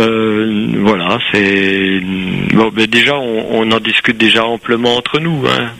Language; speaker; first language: French; native; French